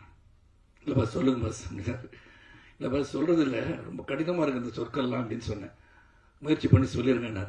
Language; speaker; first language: Tamil; native; Tamil